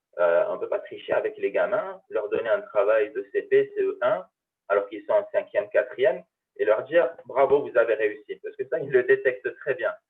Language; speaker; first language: French; early bilingual, other home language; Arabic